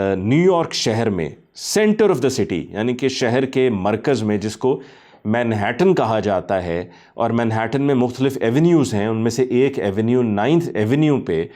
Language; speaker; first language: Urdu; native; Urdu